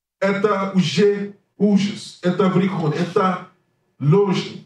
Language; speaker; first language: Russian; non-native, learner; English